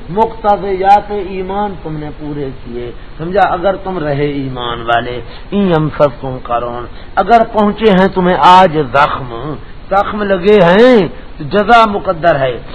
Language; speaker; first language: Urdu; non-native, local second language; Punjabi